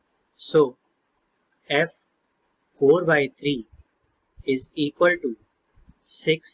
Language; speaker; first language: English; non-native, local second language; Hindi